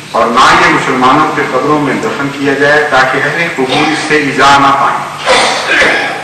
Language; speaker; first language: Urdu; native; Urdu